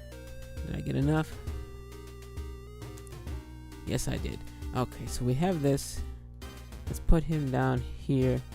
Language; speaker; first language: English; native; English